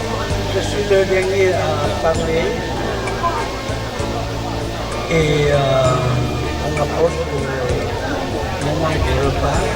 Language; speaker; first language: French; non-native, fluent; Lao